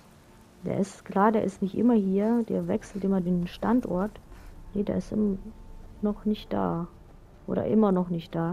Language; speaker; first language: German; native; German